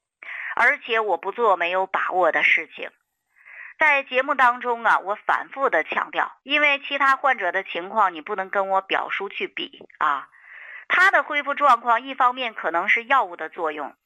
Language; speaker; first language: Chinese; native; Chinese